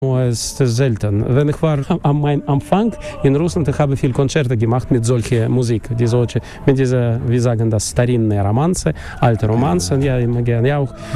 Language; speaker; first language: German; non-native, learner; Russian